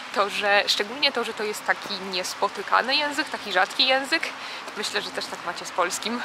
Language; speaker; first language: Polish; native; Polish